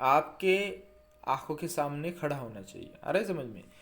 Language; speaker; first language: Hindi; non-native, local second language; Marathi